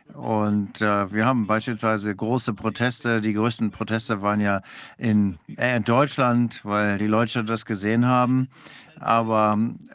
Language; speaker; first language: German; non-native, fluent; Danish